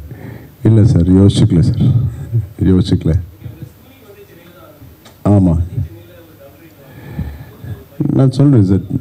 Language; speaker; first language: Tamil; non-native, local second language; Telugu